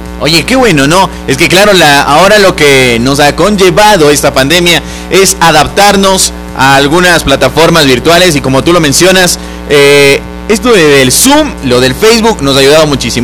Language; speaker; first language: Spanish; native; Spanish